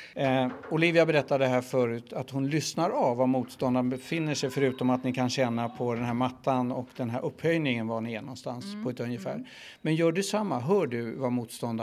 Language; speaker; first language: Swedish; native; Swedish